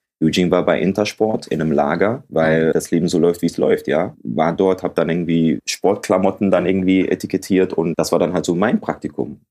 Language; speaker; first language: German; early bilingual, other home language; Akan